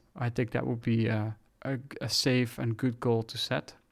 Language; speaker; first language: English; non-native, fluent; Dutch